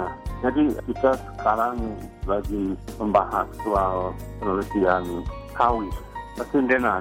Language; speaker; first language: Indonesian; non-native, fluent; English